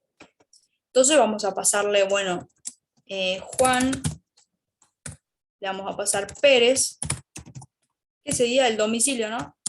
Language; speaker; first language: Spanish; native; Spanish